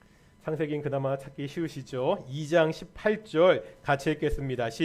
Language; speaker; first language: Korean; native; Korean